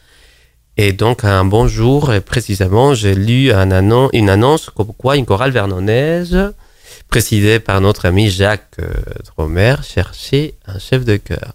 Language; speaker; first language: French; non-native, fluent; Spanish